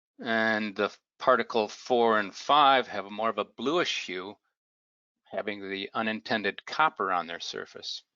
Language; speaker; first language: English; native; English